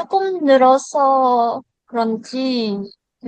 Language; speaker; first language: Korean; non-native, learner; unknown